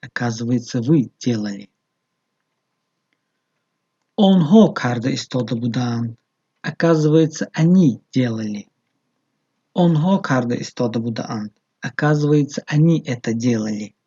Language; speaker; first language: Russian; non-native, local second language; Tajik